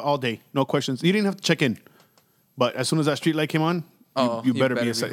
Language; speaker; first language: English; non-native, fluent; Spanish